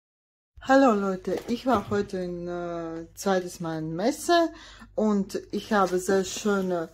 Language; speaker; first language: German; non-native, fluent; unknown